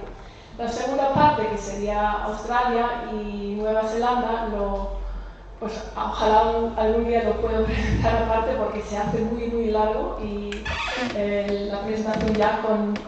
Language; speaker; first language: Spanish; non-native, fluent; German